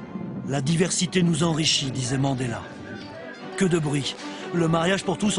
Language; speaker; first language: French; native; French